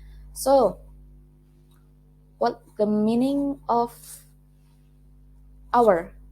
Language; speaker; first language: English; non-native, learner; Indonesian